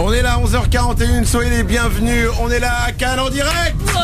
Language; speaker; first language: French; native; French